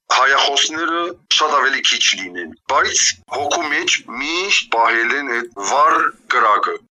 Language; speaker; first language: Armenian; early bilingual, heritage; Armenian